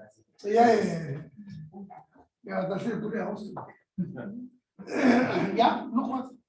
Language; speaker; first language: German; non-native, learner; Urdu